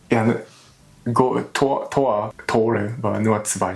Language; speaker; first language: German; non-native, learner; Japanese